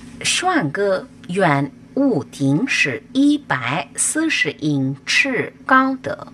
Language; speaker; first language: Chinese; non-native, fluent; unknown